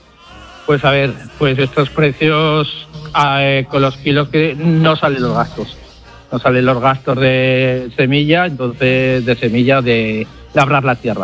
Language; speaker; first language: Spanish; native; Spanish